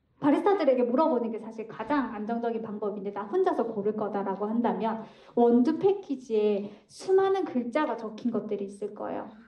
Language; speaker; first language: Korean; native; Korean